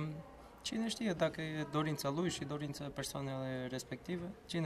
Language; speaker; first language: Romanian; non-native, fluent; Portuguese